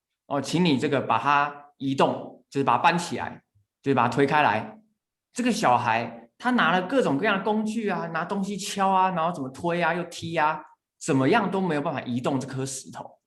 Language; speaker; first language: Chinese; native; Chinese